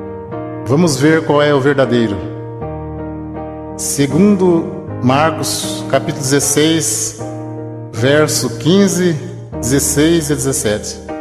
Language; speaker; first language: Portuguese; native; Portuguese